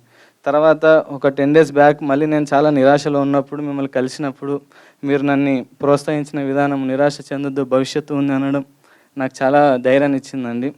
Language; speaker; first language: Telugu; native; Telugu